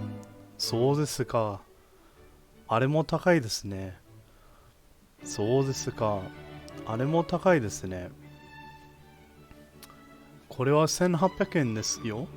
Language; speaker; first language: Japanese; non-native, learner; English